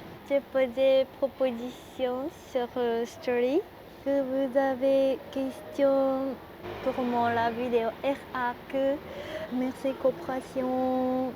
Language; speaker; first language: French; non-native, learner; Japanese